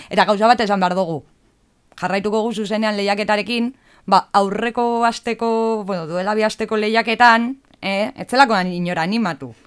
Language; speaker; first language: Basque; native; Basque